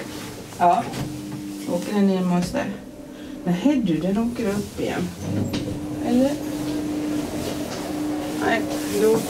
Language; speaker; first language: Swedish; native; Swedish